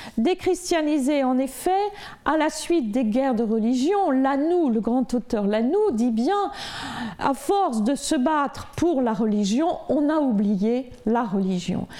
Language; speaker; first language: French; native; French